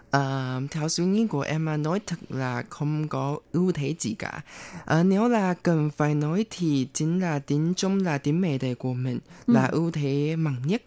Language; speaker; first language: Vietnamese; non-native, learner; Chinese